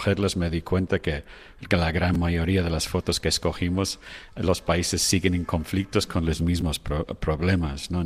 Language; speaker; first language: Spanish; non-native, fluent; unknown